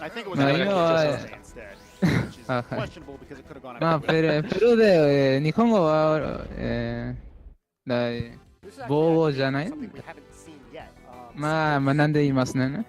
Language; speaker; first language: Japanese; non-native, learner; Spanish